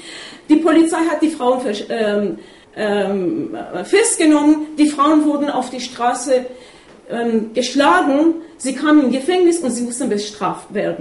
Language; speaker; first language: German; non-native, fluent; Persian